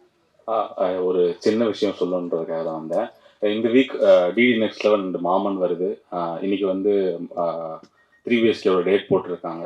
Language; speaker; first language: Tamil; native; Tamil